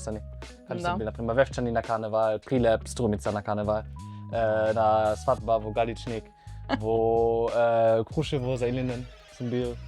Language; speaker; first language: Macedonian; non-native, fluent; German